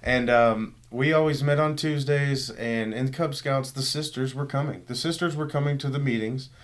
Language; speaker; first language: English; native; English